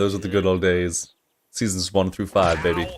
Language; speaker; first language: English; native; English